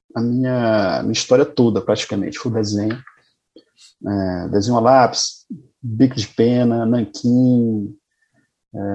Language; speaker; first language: Portuguese; native; Portuguese